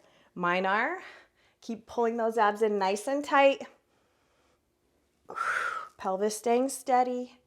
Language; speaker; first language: English; native; English